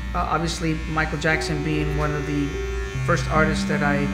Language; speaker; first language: English; native; English